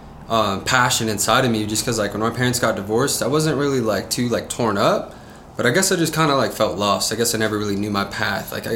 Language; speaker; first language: English; native; English